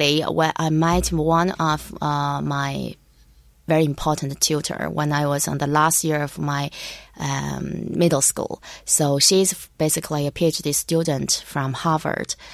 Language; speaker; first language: English; non-native, learner; Chinese